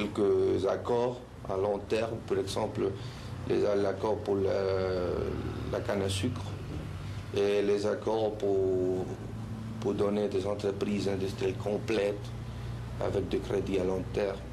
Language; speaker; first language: French; non-native, fluent; Spanish